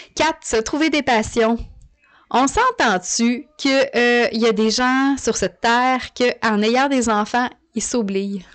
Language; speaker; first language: French; native; French